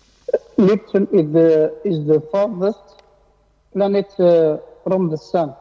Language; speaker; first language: English; non-native, learner; Arabic